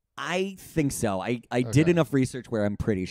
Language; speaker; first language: English; native; English